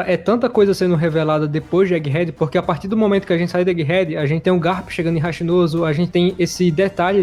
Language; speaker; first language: Portuguese; native; Portuguese